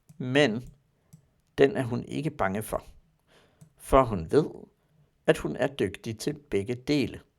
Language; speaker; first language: Danish; non-native, learner; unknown